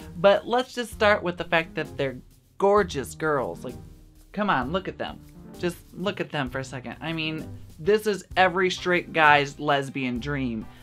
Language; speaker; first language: English; native; English